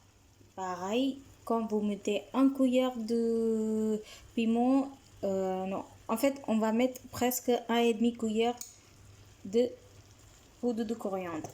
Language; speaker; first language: French; non-native, fluent; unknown